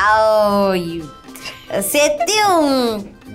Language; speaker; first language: French; non-native, learner; Sinhala